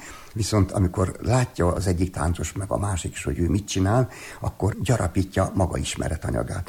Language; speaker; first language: Hungarian; native; Hungarian